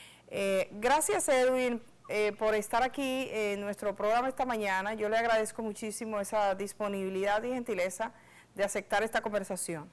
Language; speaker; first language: Spanish; native; Spanish